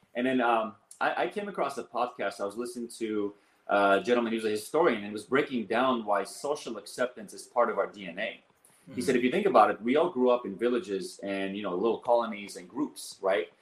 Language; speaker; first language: English; early bilingual, other home language; Armenian